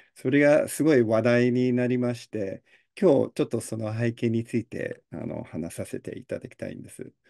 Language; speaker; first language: Japanese; early bilingual, heritage; Japanese